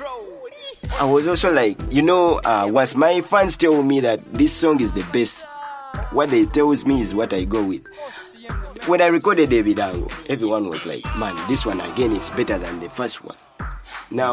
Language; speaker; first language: English; non-native, local second language; Ganda